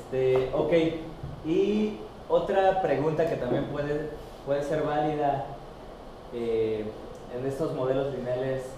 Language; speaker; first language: Spanish; native; Spanish